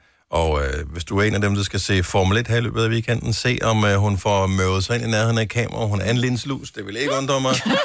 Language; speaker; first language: Danish; native; Danish